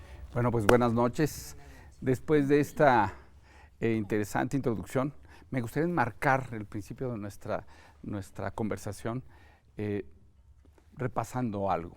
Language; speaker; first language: Spanish; native; Spanish